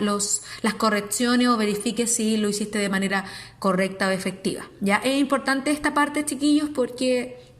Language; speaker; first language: Spanish; native; Spanish